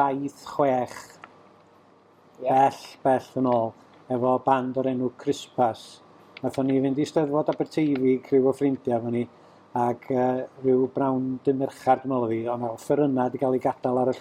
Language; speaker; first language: Welsh; native; Welsh